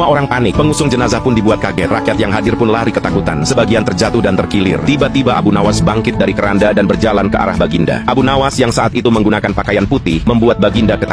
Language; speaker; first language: Indonesian; native; Indonesian